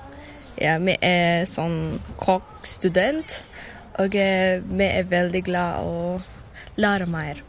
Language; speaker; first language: Norwegian; non-native, learner; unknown